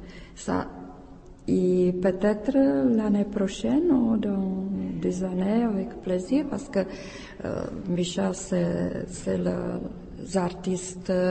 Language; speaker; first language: French; non-native, learner; Czech